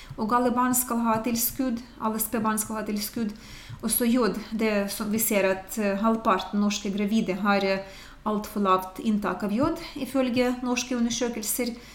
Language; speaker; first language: Norwegian; non-native, fluent; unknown